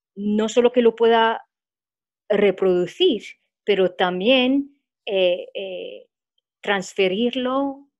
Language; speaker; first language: Spanish; non-native, fluent; French